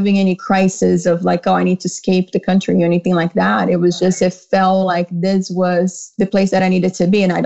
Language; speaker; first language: English; non-native, fluent; Portuguese